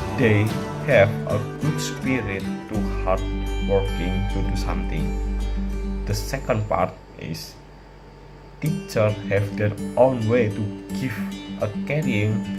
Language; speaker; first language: English; non-native, learner; Indonesian